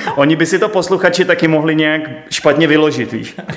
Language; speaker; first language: Czech; native; Czech